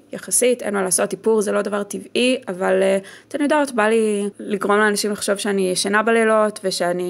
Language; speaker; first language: Hebrew; native; Hebrew